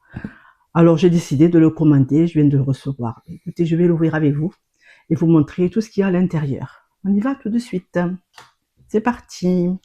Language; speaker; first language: French; native; French